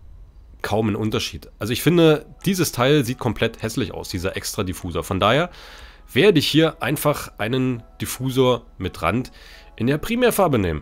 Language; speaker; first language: German; native; German